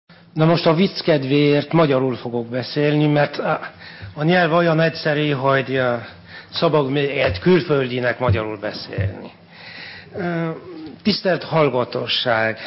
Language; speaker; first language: Hungarian; non-native, fluent; French